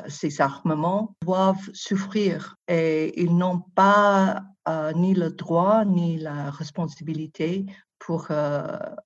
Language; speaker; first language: French; non-native, fluent; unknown